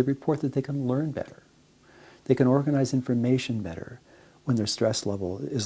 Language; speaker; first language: English; native; English